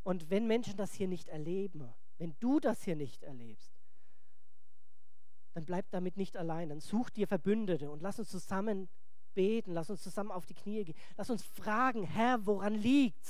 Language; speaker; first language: German; native; German